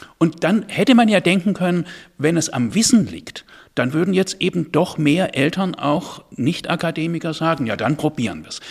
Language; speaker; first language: German; native; German